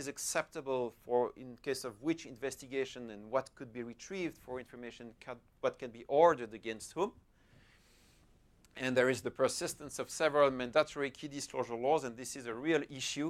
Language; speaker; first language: English; non-native, fluent; French